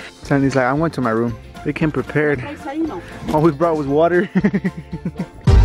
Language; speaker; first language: English; early bilingual, other home language; Spanish